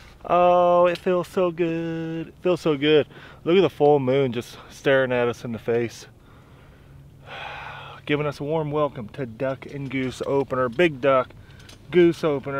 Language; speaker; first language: English; native; English